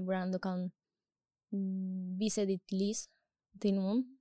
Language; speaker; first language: Norwegian; non-native, learner; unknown